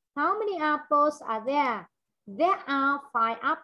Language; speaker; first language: English; non-native, fluent; Vietnamese